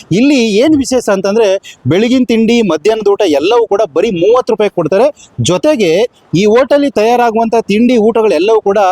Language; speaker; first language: Kannada; native; Kannada